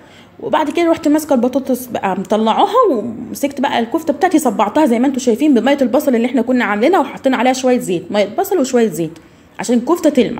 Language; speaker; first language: Arabic; native; Arabic